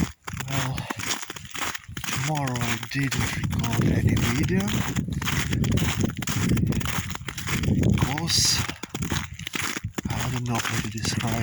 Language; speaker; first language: English; non-native, learner; Ukrainian